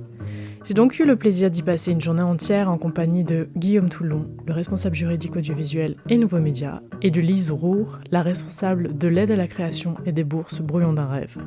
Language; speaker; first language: French; native; French